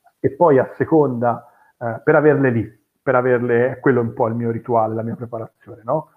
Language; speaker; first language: Italian; native; Italian